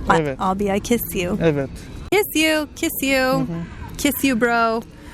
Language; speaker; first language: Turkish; non-native, learner; English